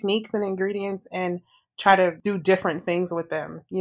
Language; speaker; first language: English; native; English